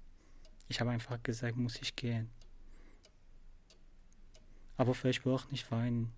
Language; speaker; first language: German; non-native, learner; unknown